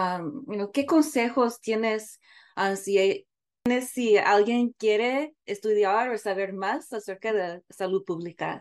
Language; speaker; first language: Spanish; early bilingual, heritage; English